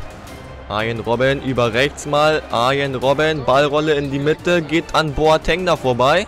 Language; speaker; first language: German; native; German